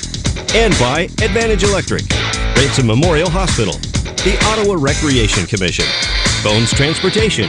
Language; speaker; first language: English; native; English